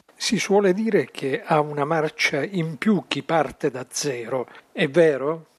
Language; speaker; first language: Italian; native; Italian